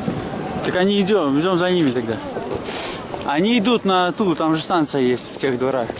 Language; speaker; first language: Russian; native; Russian